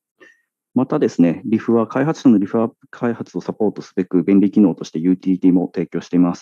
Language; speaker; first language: Japanese; native; Japanese